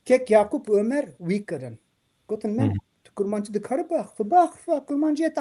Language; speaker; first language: Kurdish; non-native, local second language; Turkish